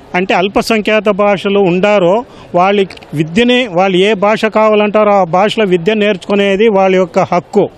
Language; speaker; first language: Telugu; native; Telugu